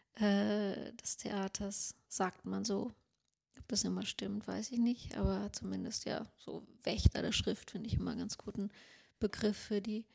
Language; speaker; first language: German; non-native, local second language; Swedish